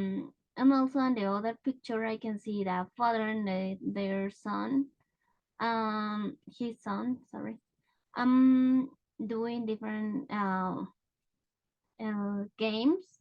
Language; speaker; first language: English; non-native, learner; Spanish